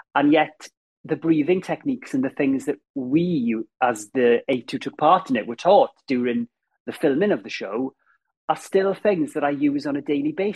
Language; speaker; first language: English; native; English